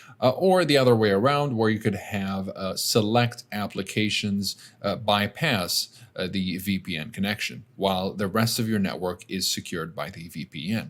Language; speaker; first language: English; native; English